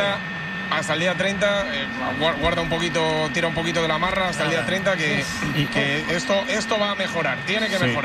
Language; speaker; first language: Spanish; native; Spanish